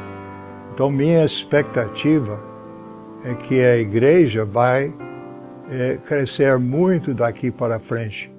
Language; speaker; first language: Portuguese; non-native, fluent; English